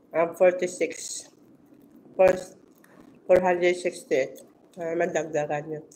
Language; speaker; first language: Filipino; non-native, local second language; Hiligaynon